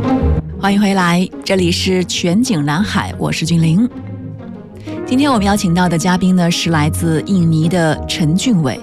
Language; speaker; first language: Chinese; native; Chinese